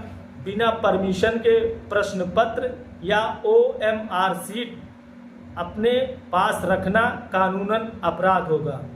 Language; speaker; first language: Hindi; native; Hindi